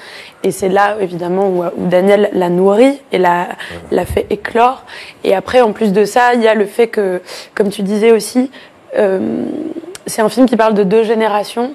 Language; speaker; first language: French; native; French